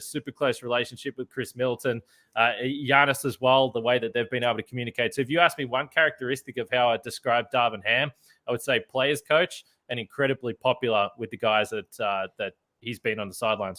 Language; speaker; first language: English; native; English